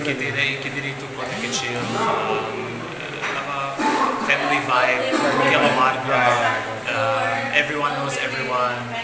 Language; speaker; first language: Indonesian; non-native, learner; Bosnian